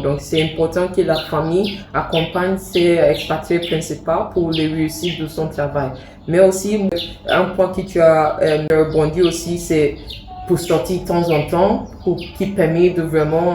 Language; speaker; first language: French; non-native, fluent; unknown